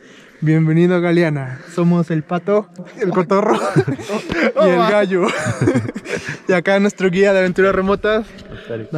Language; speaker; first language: Spanish; native; Spanish